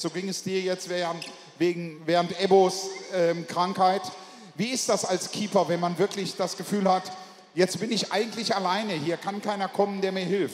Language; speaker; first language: German; native; German